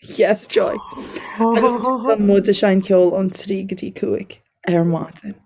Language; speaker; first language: Irish; native; Irish